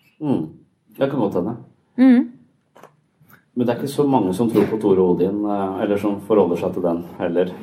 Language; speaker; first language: Norwegian; native; Norwegian